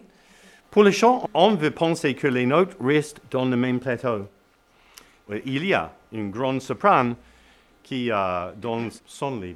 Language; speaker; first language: French; non-native, learner; English